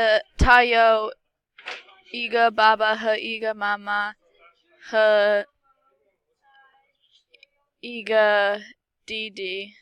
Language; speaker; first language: Chinese; non-native, learner; English